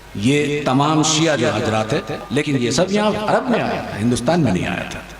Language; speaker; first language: Hindi; non-native, fluent; Chinese